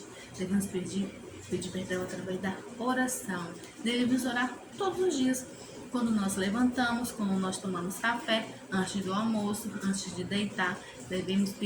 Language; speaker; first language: Portuguese; native; Portuguese